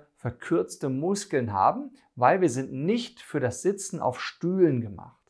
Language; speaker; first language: German; native; German